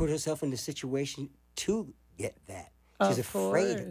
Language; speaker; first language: English; native; English